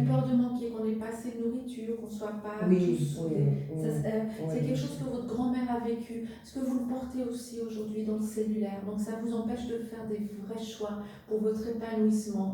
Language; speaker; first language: French; native; French